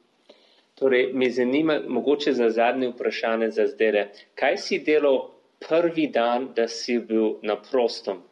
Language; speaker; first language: Slovenian; non-native, learner; English